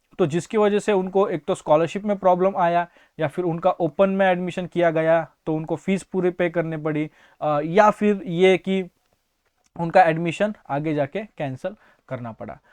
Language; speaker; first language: Hindi; non-native, local second language; Marathi